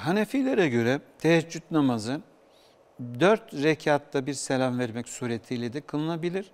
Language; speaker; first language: Turkish; native; Turkish